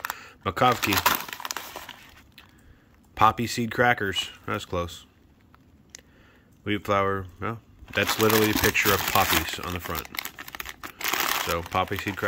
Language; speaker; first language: English; native; English